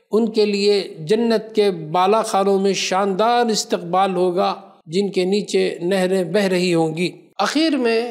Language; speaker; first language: Urdu; native; Urdu